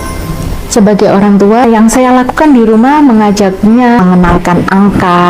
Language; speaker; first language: Indonesian; native; Indonesian